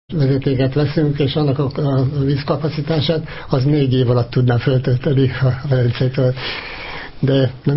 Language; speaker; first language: Hungarian; native; Hungarian